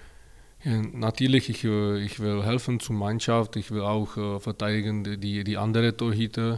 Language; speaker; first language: German; non-native, learner; Czech